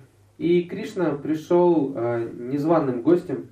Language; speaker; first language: Russian; native; Russian